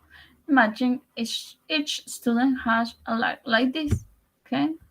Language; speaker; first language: English; non-native, learner; Spanish